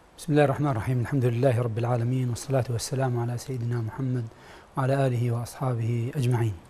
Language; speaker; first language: Arabic; native; Arabic